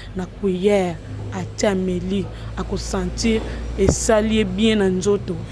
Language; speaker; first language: Lingala; native; Lingala